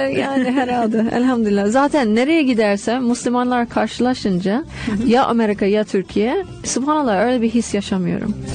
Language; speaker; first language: Turkish; non-native, fluent; English